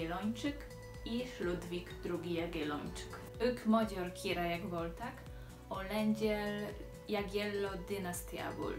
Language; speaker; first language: Hungarian; non-native, learner; Polish